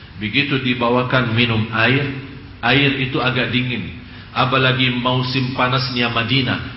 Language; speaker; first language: Indonesian; non-native, fluent; Arabic